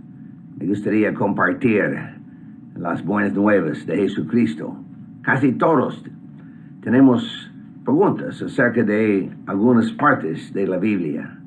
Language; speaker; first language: Spanish; non-native, fluent; English